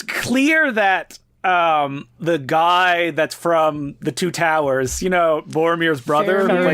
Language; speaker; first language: English; native; English